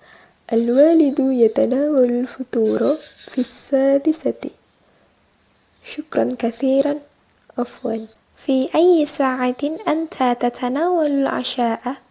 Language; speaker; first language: Arabic; non-native, learner; Indonesian